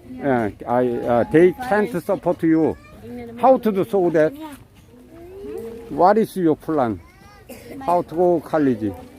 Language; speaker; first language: English; non-native, learner; Korean